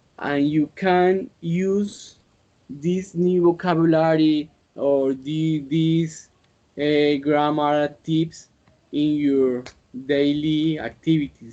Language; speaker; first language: English; non-native, learner; Spanish